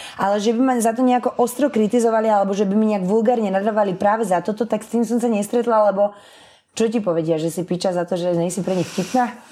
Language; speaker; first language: Slovak; early bilingual, other home language; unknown